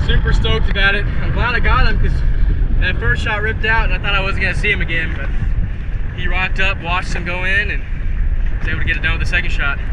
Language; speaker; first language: English; native; English